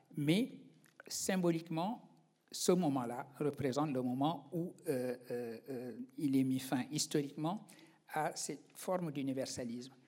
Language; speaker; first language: French; non-native, local second language; Wolof